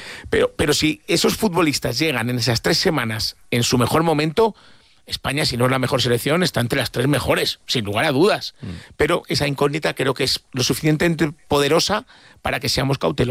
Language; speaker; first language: Spanish; native; Spanish